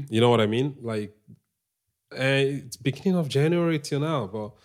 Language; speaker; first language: English; non-native, local second language; Igbo